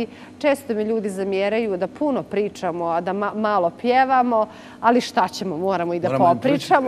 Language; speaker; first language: Bosnian; native; Bosnian